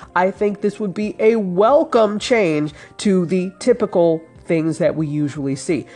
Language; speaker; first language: English; native; English